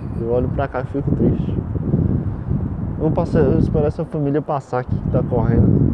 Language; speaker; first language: Portuguese; native; Portuguese